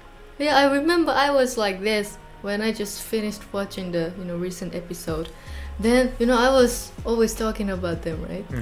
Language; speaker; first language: English; non-native, fluent; Japanese